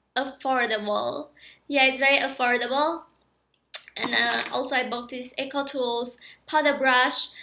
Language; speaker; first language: English; non-native, fluent; Indonesian